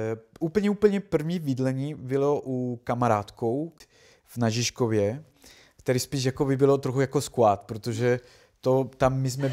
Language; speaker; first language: Czech; non-native, learner; Spanish